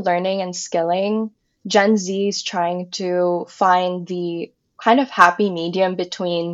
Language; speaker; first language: English; non-native, local second language; Filipino